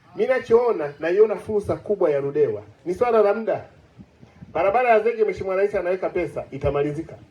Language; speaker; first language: Swahili; native; Swahili